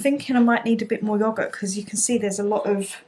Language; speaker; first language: English; native; English